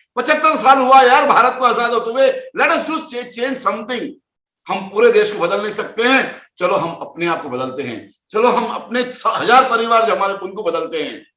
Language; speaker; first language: Hindi; non-native, local second language; Konkani